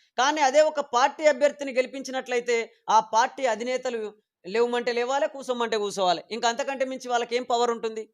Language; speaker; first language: Telugu; native; Telugu